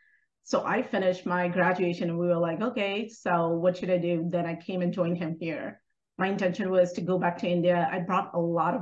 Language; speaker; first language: English; non-native, local second language; Hindi